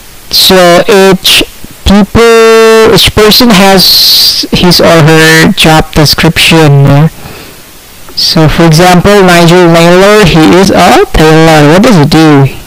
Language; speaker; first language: English; non-native, fluent; Indonesian